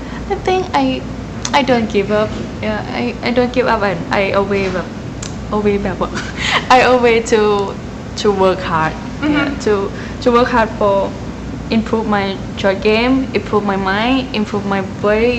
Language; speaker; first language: English; non-native, learner; Thai